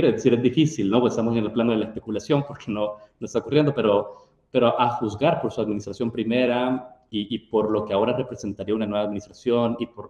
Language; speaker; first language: Spanish; native; Spanish